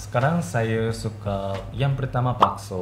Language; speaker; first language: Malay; non-native, fluent; Japanese